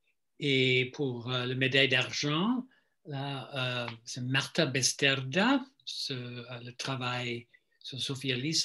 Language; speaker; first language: French; non-native, fluent; English